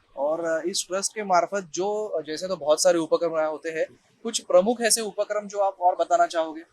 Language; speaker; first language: Hindi; non-native, local second language; Marathi